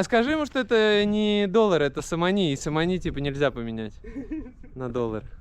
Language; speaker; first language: Russian; native; Russian